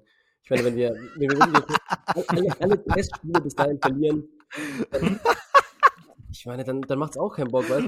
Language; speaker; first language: German; native; German